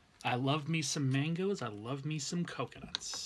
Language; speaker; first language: English; native; English